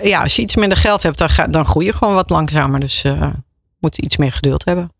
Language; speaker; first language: Dutch; native; Dutch